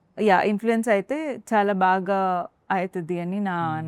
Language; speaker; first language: Telugu; non-native, learner; Kannada